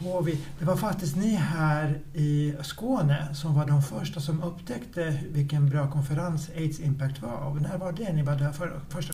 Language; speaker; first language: Swedish; native; Swedish